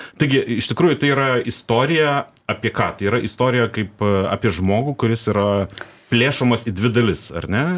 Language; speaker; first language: Lithuanian; native; Lithuanian